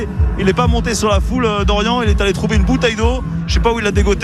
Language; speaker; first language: French; native; French